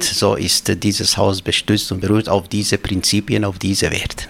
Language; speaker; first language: German; non-native, fluent; Albanian